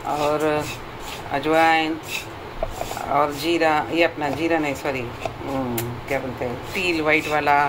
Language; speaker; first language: Hindi; non-native, local second language; Marathi